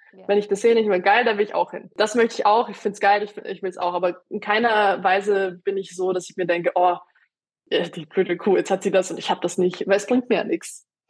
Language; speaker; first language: German; early bilingual, other home language; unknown